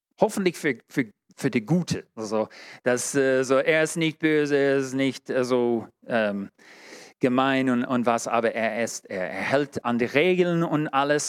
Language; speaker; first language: German; non-native, fluent; English